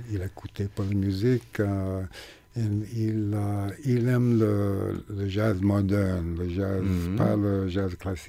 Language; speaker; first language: French; non-native, learner; English